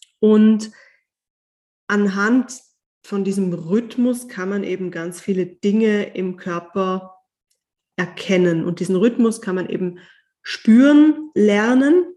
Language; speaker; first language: German; native; German